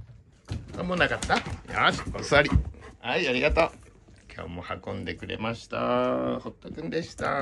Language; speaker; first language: Japanese; native; Japanese